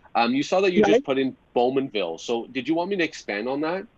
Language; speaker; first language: English; native; English